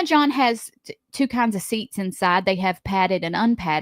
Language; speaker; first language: English; native; English